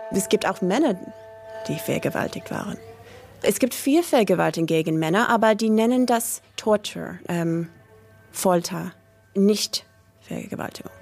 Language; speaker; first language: German; non-native, learner; English